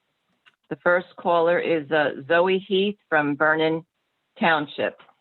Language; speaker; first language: English; native; English